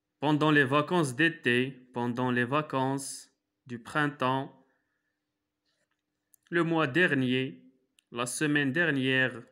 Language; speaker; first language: French; non-native, local second language; Arabic